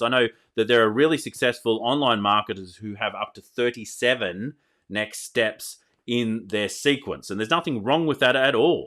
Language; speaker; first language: English; native; English